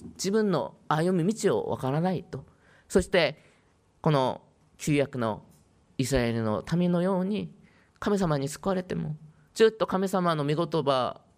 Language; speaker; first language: Japanese; non-native, fluent; Korean